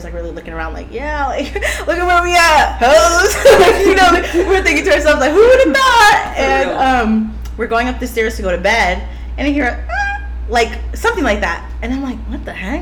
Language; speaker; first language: English; native; English